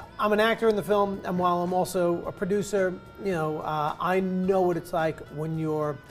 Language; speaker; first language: English; native; English